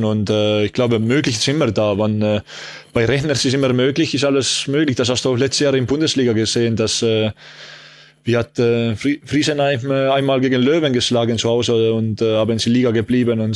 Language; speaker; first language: German; non-native, learner; Estonian